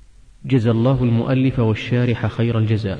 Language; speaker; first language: Arabic; native; Arabic